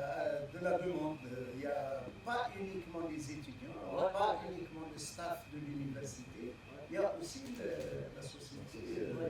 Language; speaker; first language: French; non-native, local second language; Arabic